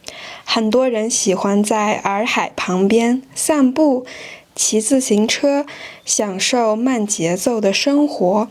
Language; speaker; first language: Chinese; non-native, fluent; French